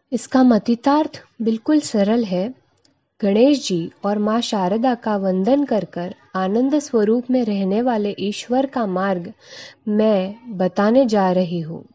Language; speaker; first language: Hindi; non-native, local second language; Marathi